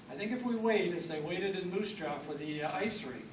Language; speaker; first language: English; native; English